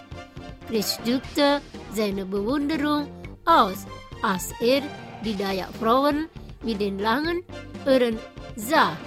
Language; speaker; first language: German; non-native, fluent; Indonesian